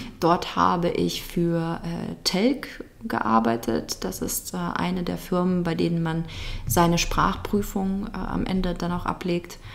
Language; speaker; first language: German; early bilingual, other home language; Russian